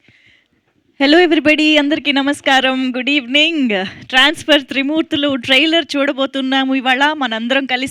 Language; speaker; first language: Telugu; native; Telugu